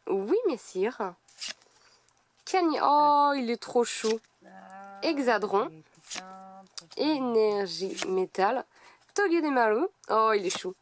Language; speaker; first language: French; native; French